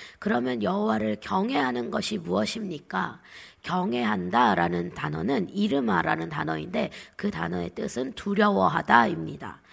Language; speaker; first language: Korean; native; Korean